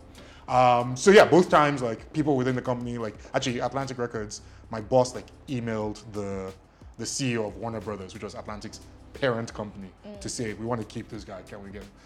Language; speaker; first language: English; non-native, local second language; Yoruba